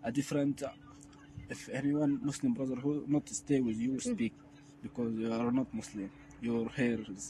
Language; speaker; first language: English; non-native, learner; Arabic